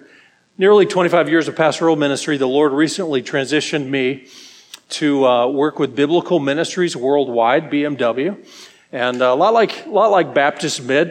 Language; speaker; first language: English; native; English